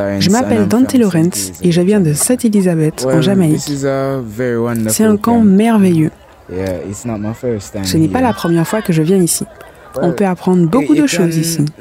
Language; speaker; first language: French; non-native, fluent; English